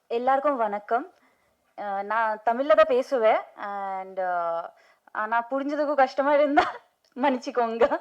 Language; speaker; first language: Tamil; non-native, fluent; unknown